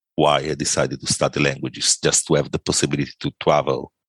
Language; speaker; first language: English; non-native, fluent; Italian